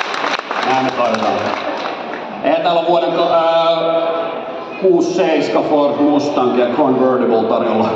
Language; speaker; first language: Finnish; native; Finnish